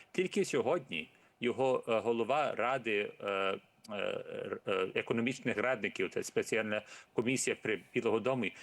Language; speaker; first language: Ukrainian; early bilingual, heritage; Ukrainian